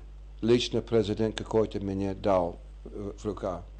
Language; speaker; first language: Russian; non-native, learner; English